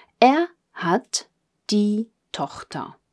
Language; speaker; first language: German; non-native, fluent; Russian